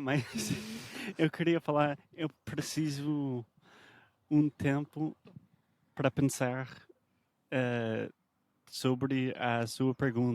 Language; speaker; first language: Portuguese; non-native, fluent; English